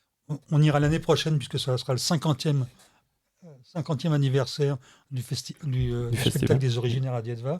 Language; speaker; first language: French; native; French